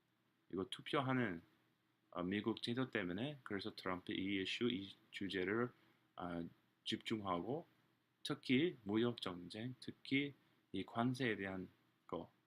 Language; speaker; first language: Korean; non-native, fluent; English